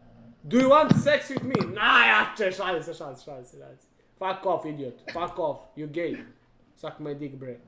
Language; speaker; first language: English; non-native, learner; Serbian